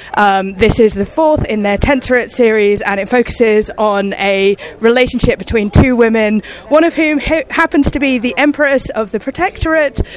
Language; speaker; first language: English; native; English